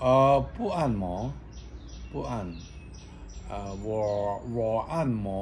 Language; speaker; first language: Chinese; non-native, learner; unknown